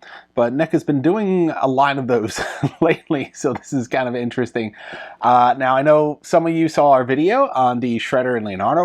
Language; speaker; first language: English; native; English